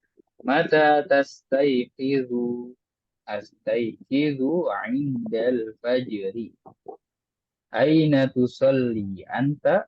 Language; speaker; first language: Arabic; non-native, fluent; Indonesian